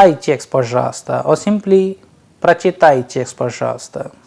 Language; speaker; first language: Russian; non-native, fluent; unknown